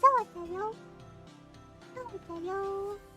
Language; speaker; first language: Japanese; non-native, learner; English